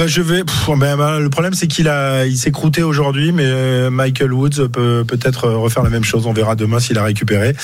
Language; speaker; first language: French; native; French